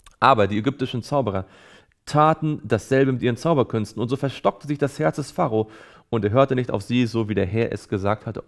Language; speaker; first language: German; native; German